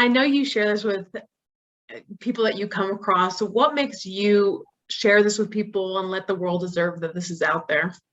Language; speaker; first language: English; native; English